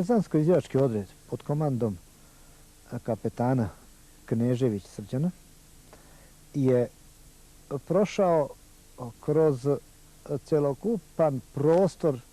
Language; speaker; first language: Bosnian; native; Bosnian